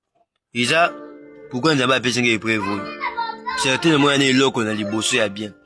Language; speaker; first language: French; non-native, local second language; Lingala